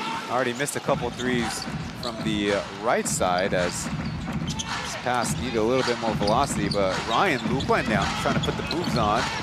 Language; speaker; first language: English; early bilingual, other home language; Chinese